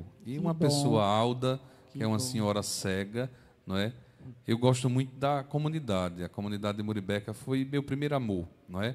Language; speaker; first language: Portuguese; native; Portuguese